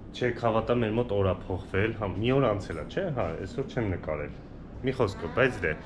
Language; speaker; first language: Armenian; native; Armenian